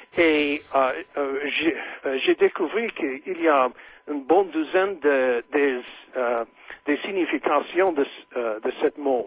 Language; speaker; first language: French; non-native, fluent; English